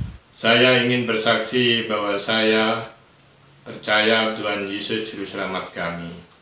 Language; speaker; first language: Indonesian; non-native, local second language; Javanese